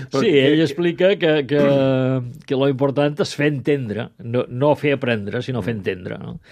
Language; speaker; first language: Catalan; native; Catalan